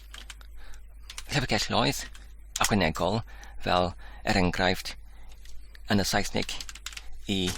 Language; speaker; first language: Welsh; non-native, learner; English